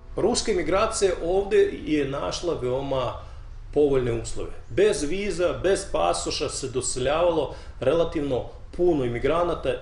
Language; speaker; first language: Serbian; non-native, fluent; Russian